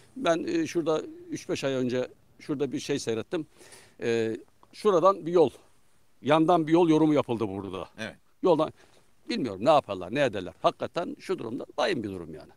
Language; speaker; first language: Turkish; native; Turkish